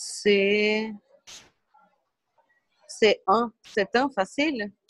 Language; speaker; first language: French; non-native, learner; Portuguese